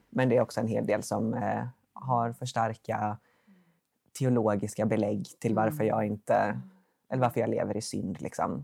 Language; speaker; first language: Swedish; native; Swedish